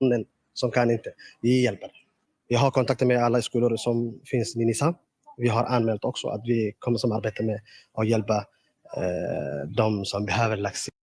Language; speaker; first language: Swedish; non-native, learner; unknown